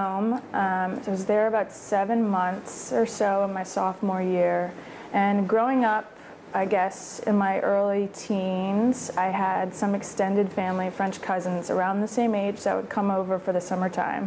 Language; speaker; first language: English; native; English